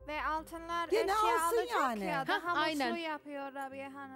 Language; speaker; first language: Turkish; non-native, learner; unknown